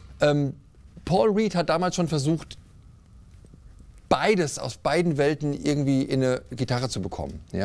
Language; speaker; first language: German; native; German